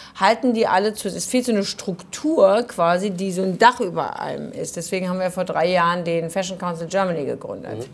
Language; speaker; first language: German; early bilingual, other home language; Croatian